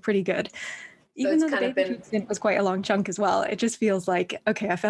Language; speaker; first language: English; native; English